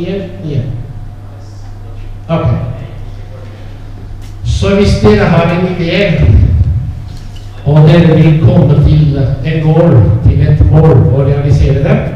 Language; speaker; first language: Norwegian; non-native, fluent; Italian